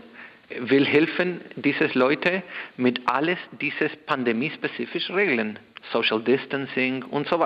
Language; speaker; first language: German; non-native, learner; Spanish